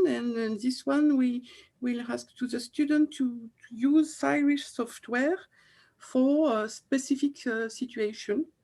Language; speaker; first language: English; non-native, fluent; French